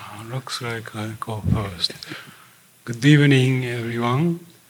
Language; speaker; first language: English; non-native, fluent; Japanese